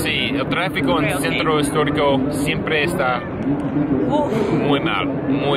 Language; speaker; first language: Spanish; non-native, learner; English